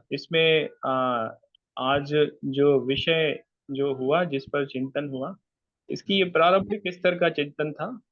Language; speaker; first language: Hindi; native; Hindi